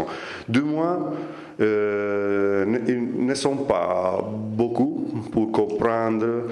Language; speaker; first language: French; non-native, fluent; Italian